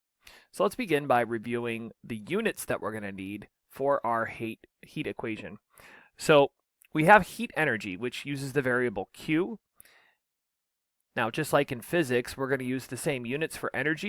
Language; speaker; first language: English; native; English